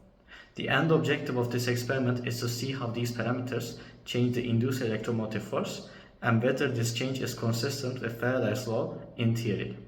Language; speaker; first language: English; non-native, fluent; Turkish